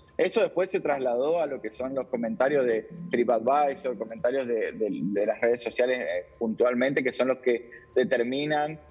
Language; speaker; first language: Spanish; native; Spanish